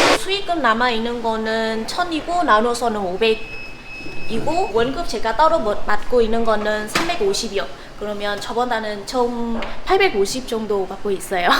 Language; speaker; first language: Korean; non-native, fluent; Vietnamese